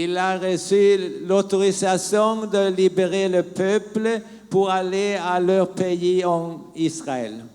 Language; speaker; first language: French; non-native, learner; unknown